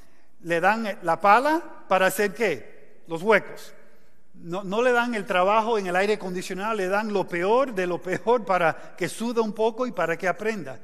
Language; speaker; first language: Spanish; non-native, fluent; English